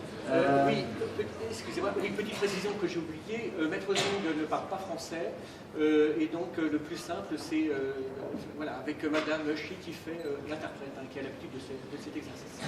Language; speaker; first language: French; native; French